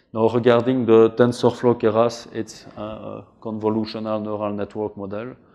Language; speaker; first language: English; non-native, fluent; French